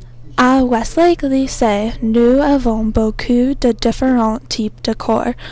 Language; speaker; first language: French; non-native, learner; English